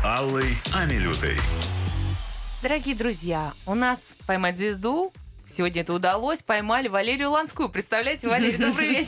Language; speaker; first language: Russian; native; Russian